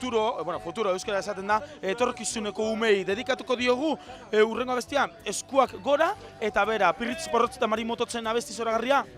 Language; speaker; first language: Basque; native; Basque